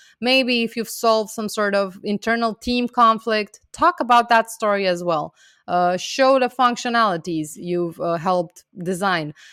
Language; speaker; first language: English; non-native, fluent; Romanian